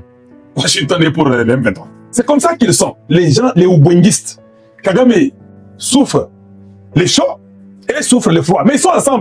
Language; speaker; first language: French; non-native, local second language; Lingala